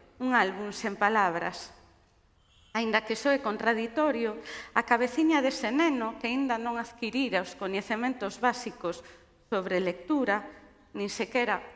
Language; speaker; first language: Galician; non-native, local second language; Spanish